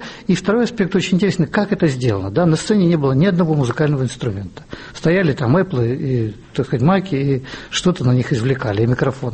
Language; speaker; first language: Russian; native; Russian